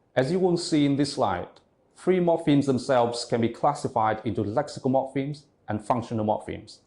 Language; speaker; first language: English; non-native, fluent; Vietnamese